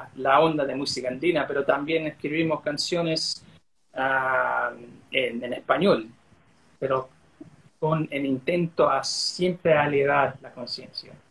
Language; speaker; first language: Spanish; early bilingual, heritage; Spanish